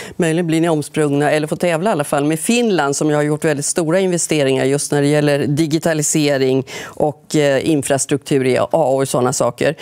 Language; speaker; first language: Swedish; native; Swedish